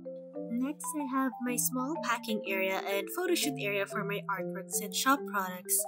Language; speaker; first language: English; non-native, local second language; Filipino